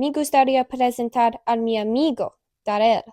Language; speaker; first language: Spanish; non-native, learner; English